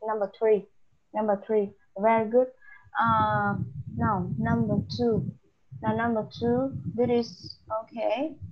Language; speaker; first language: English; non-native, learner; Vietnamese